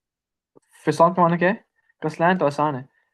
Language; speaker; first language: Hindi; non-native, learner; Urdu